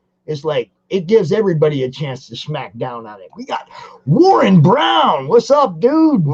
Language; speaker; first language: English; native; English